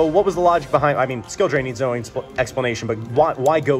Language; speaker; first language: English; native; English